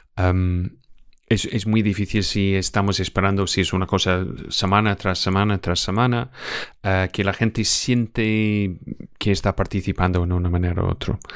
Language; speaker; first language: Spanish; non-native, fluent; English